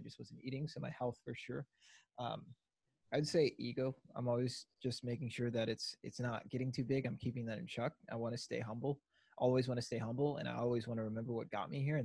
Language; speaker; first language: English; native; English